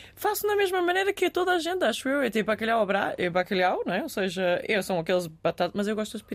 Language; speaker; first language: Portuguese; early bilingual, other home language; Danish